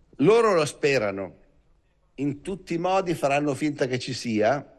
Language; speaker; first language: Italian; native; Italian